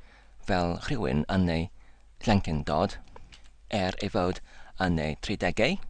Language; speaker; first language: Welsh; non-native, learner; English